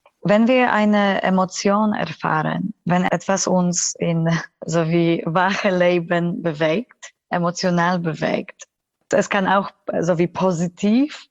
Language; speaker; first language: German; non-native, fluent; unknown